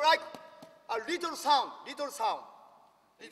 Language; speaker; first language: English; non-native, learner; Japanese